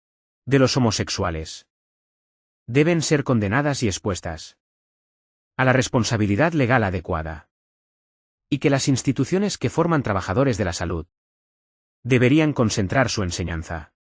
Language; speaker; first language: Spanish; non-native, fluent; Arabic